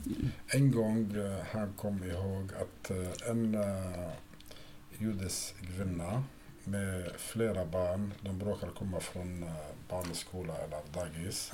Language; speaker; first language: Swedish; non-native, fluent; Arabic